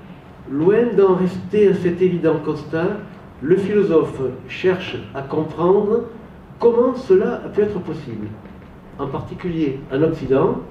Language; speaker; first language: French; native; French